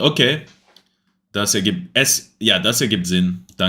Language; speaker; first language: German; non-native, learner; English